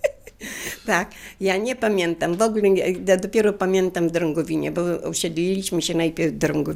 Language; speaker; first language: Polish; native; Polish